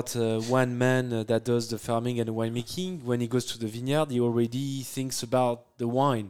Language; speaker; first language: English; non-native, fluent; French